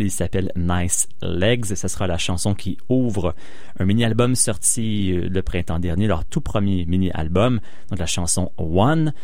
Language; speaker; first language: French; native; French